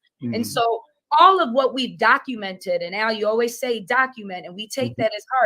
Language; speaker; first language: English; native; English